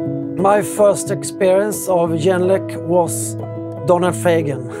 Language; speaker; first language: English; non-native, fluent; Swedish